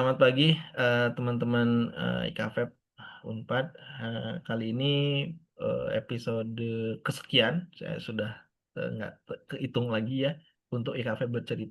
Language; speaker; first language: Indonesian; native; Indonesian